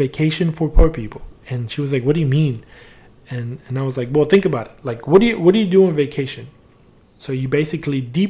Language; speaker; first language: English; early bilingual, other home language; Spanish